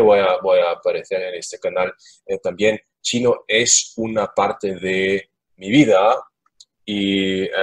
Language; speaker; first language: Spanish; non-native, learner; German